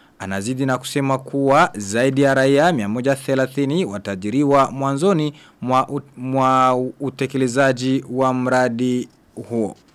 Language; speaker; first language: Swahili; non-native, local second language; Rundi